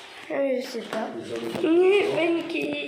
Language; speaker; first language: French; native; French